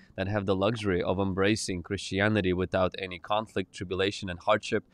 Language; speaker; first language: English; non-native, fluent; Ukrainian